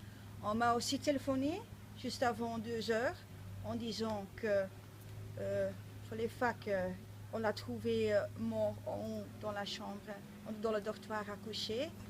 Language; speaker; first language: French; non-native, local second language; Dutch